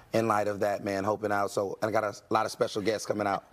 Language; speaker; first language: English; native; English